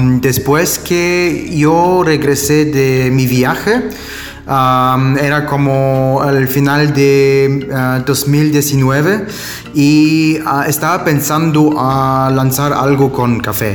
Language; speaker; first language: Spanish; non-native, learner; German